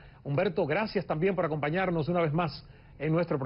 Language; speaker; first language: Spanish; native; Spanish